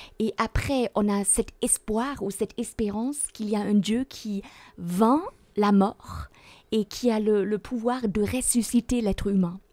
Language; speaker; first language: French; non-native, fluent; German